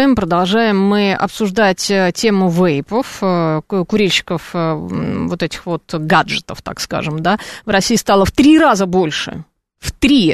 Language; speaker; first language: Russian; native; Russian